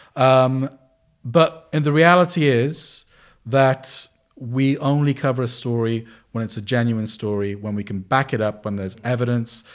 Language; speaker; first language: English; native; English